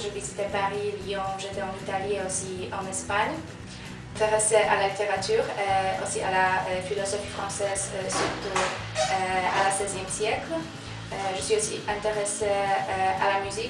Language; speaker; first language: French; non-native, learner; Polish